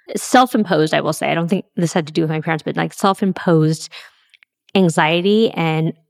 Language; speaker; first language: English; native; English